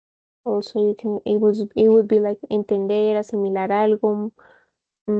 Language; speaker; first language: English; non-native, fluent; Spanish